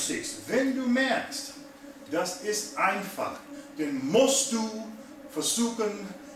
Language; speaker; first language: German; non-native, fluent; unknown